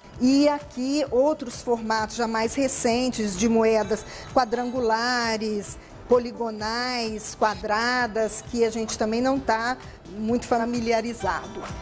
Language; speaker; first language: Portuguese; native; Portuguese